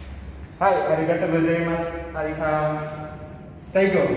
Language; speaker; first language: Japanese; non-native, learner; Indonesian